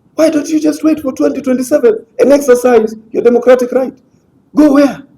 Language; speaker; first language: English; non-native, local second language; Swahili